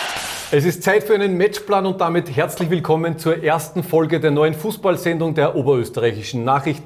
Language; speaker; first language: German; native; German